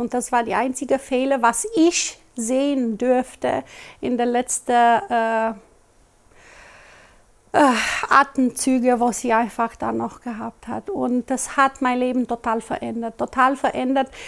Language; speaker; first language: German; non-native, local second language; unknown